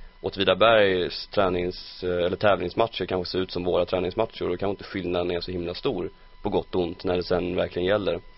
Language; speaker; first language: Swedish; native; Swedish